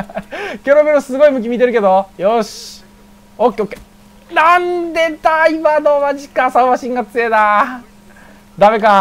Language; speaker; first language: Japanese; native; Japanese